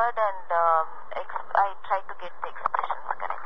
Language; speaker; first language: English; non-native, local second language; Tamil